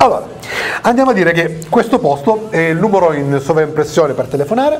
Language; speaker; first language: Italian; native; Italian